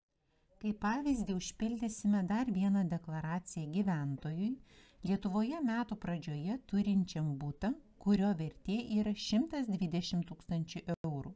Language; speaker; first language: Lithuanian; native; Lithuanian